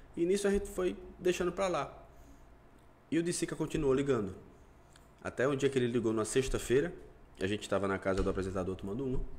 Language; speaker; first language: Portuguese; native; Portuguese